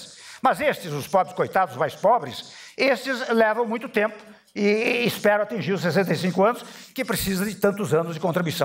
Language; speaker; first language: Portuguese; native; Portuguese